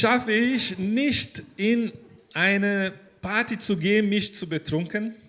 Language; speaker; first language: German; non-native, fluent; Portuguese